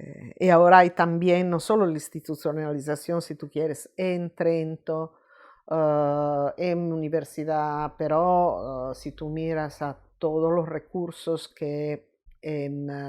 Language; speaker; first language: Spanish; non-native, fluent; Italian